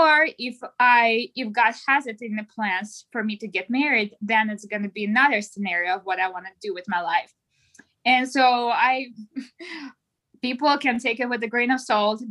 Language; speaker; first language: English; non-native, fluent; Russian